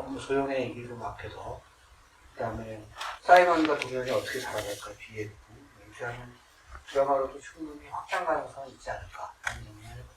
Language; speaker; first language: Korean; native; Korean